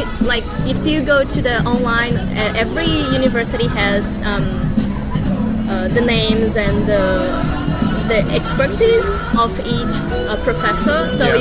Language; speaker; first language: English; non-native, fluent; Portuguese